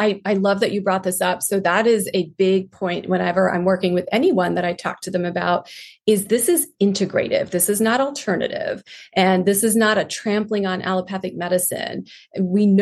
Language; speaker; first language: English; non-native, local second language; Hindi